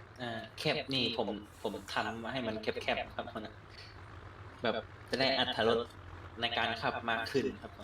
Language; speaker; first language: Thai; native; Thai